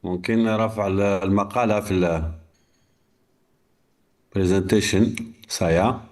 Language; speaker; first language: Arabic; non-native, fluent; Indonesian